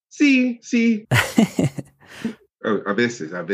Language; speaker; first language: Spanish; non-native, learner; English